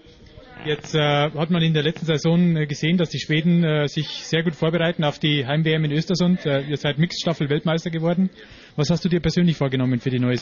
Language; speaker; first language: German; native; German